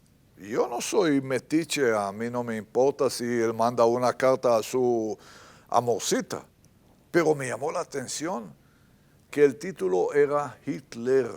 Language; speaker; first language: Spanish; non-native, fluent; Hebrew